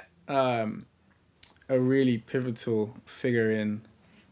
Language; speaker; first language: English; native; English